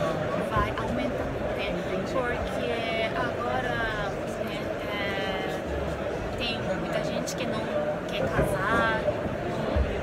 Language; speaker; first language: Portuguese; non-native, learner; Japanese